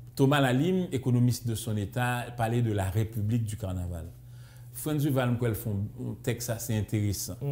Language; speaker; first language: French; native; French